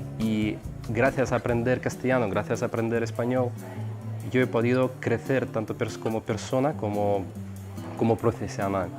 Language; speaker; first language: Spanish; non-native, fluent; Russian